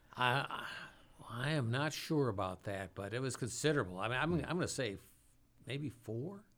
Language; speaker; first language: English; native; English